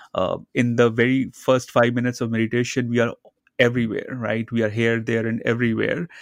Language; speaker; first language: English; non-native, local second language; Hindi